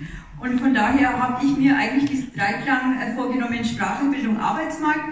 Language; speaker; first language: German; native; German